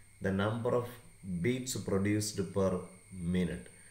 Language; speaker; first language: English; non-native, local second language; Malayalam